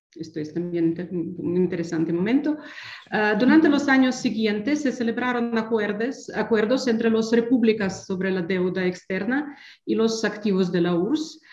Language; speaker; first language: Spanish; non-native, fluent; Ukrainian